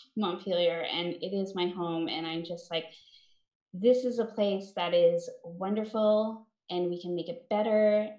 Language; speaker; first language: English; native; English